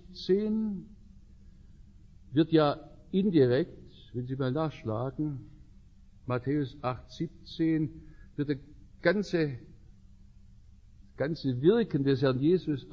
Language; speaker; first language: German; native; German